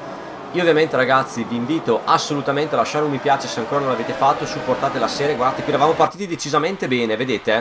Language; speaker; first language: Italian; native; Italian